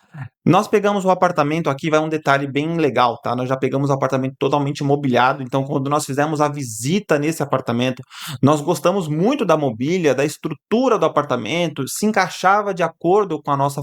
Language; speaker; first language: Portuguese; native; Portuguese